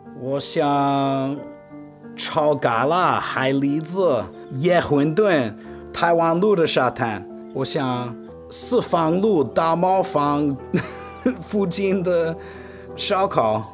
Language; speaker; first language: Chinese; non-native, fluent; English